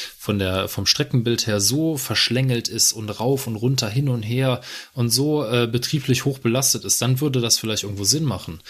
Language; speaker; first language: German; native; German